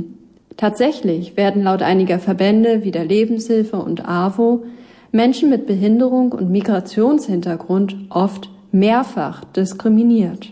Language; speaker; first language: German; native; German